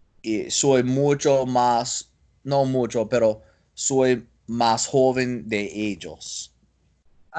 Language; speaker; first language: Spanish; non-native, learner; English